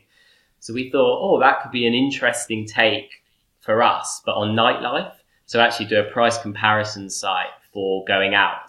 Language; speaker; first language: English; native; English